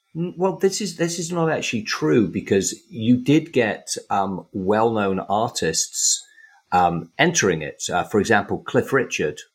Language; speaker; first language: English; native; English